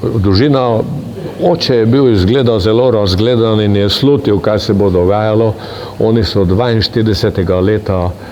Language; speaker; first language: Slovenian; non-native, local second language; Hungarian